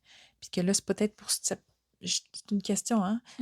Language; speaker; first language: French; native; French